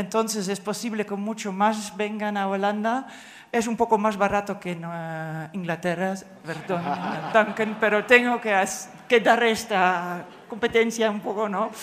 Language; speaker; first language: Spanish; non-native, fluent; Dutch